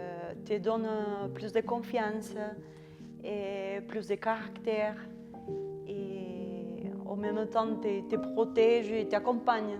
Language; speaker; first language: French; non-native, fluent; Spanish